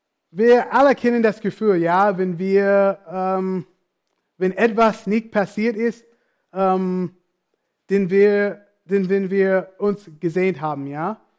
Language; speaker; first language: German; non-native, fluent; English